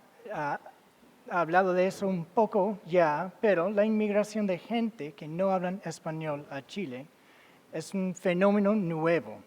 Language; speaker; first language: Spanish; non-native, fluent; English